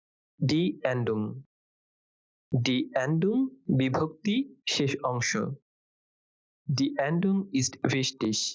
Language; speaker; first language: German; non-native, fluent; Bangla